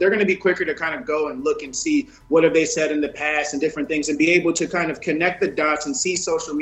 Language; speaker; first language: English; native; English